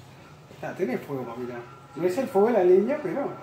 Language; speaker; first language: Spanish; native; Spanish